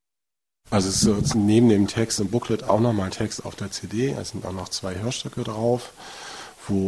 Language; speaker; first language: German; native; German